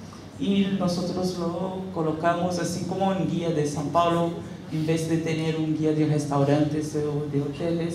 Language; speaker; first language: Spanish; non-native, fluent; Portuguese